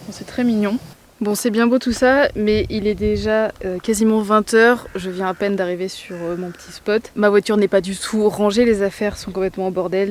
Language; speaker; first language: French; native; French